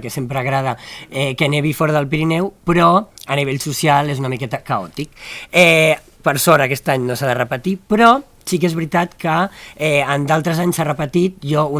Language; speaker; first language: Catalan; native; Catalan